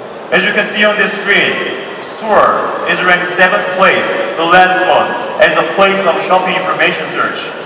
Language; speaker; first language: English; non-native, fluent; Korean